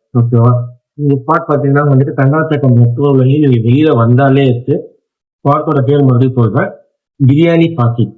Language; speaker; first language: Tamil; non-native, local second language; Malayalam